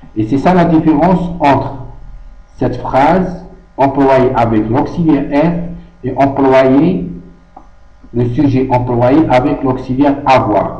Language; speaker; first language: French; non-native, local second language; Arabic